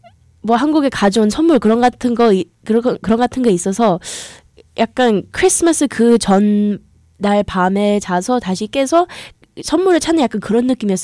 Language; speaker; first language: Korean; early bilingual, heritage; English